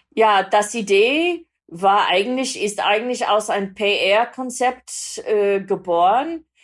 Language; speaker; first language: German; non-native, fluent; English